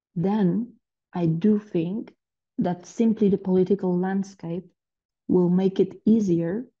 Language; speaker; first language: English; non-native, fluent; Polish